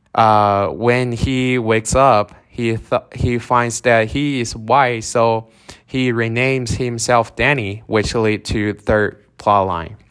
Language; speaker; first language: English; non-native, fluent; Chinese